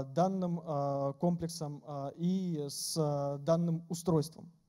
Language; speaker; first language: Russian; native; Russian